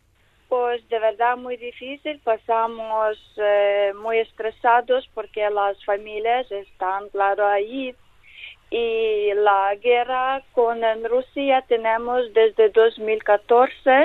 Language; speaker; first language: Spanish; non-native, learner; Ukrainian